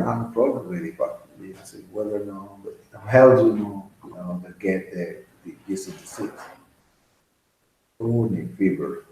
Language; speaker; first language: English; non-native, learner; Spanish